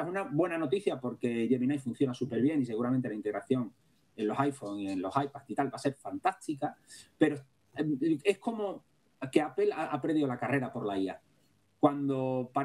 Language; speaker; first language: Spanish; native; Spanish